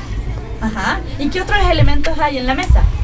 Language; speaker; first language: Spanish; native; Spanish